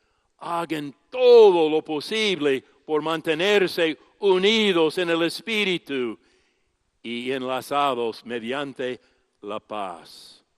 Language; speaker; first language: Spanish; non-native, fluent; English